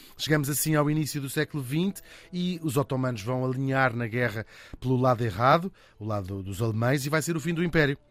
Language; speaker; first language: Portuguese; native; Portuguese